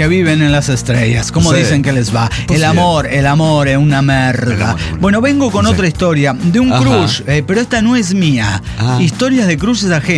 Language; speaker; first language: Spanish; native; Spanish